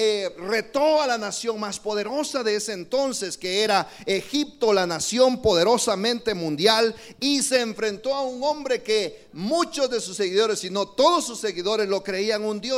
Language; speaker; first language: Spanish; native; Spanish